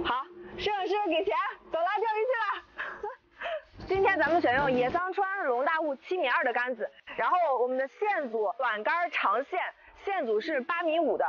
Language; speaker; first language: Chinese; native; Chinese